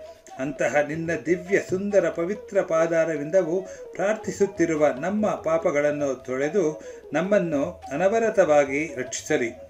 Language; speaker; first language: Kannada; native; Kannada